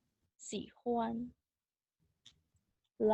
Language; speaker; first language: Chinese; non-native, learner; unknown